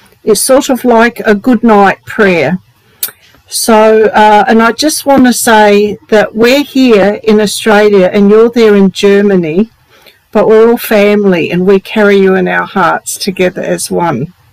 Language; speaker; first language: English; native; English